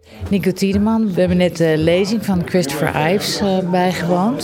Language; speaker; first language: Dutch; native; Dutch